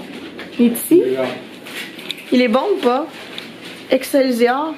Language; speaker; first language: French; native; French